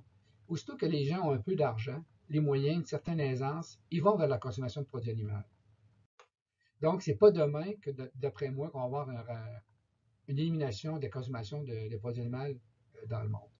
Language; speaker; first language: French; native; French